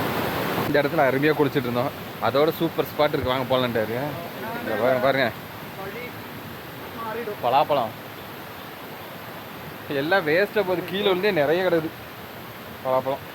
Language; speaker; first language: Tamil; native; Tamil